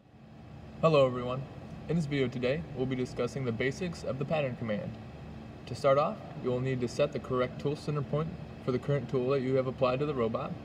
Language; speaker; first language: English; native; English